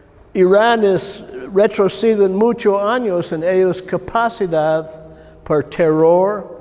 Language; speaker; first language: Spanish; non-native, learner; English